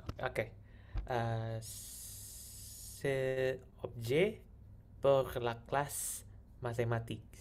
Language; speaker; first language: French; non-native, learner; Indonesian